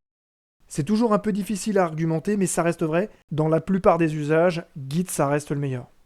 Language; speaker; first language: French; native; French